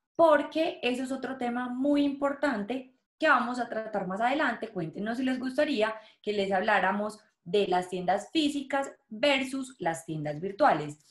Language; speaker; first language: Spanish; native; Spanish